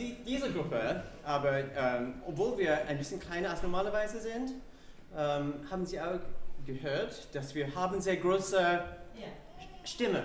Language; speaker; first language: German; non-native, learner; English